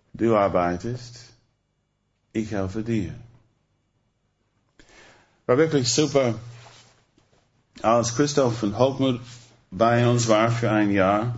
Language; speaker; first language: German; non-native, fluent; English